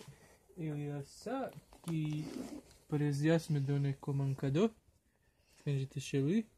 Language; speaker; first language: French; non-native, learner; Croatian